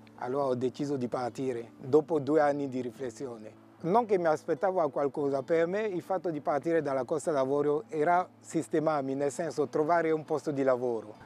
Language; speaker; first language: Italian; non-native, fluent; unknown